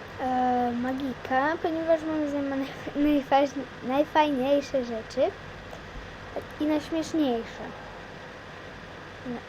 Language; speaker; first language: Polish; native; Polish